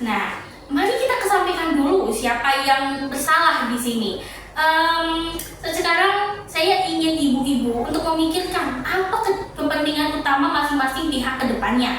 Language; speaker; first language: Indonesian; native; Indonesian